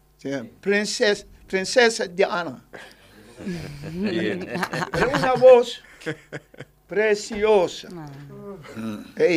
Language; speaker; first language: Spanish; non-native, learner; English